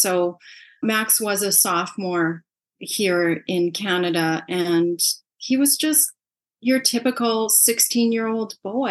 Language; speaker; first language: English; native; English